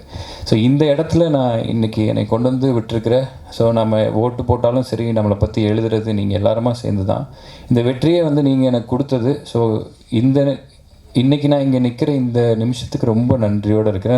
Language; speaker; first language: Tamil; native; Tamil